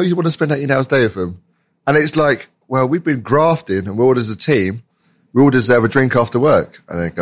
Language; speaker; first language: English; native; English